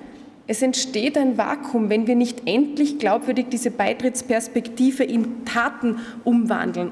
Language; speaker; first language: German; native; German